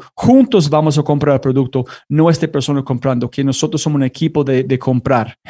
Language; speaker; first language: Spanish; non-native, fluent; English